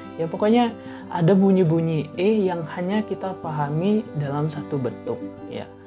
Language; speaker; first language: Indonesian; non-native, local second language; Balinese